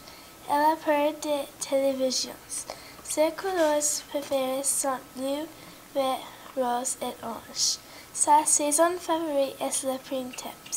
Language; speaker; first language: French; non-native, learner; English